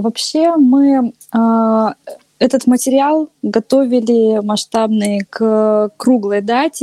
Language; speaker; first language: Russian; native; Russian